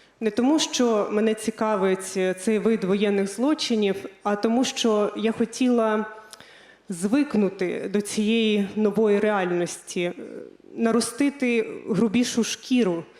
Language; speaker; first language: Ukrainian; native; Ukrainian